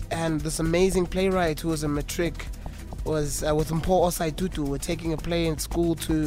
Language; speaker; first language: English; non-native, local second language; Zulu